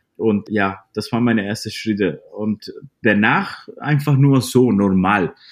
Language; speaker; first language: German; non-native, fluent; Spanish